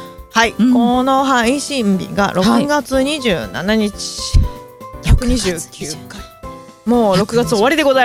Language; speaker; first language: Japanese; native; Japanese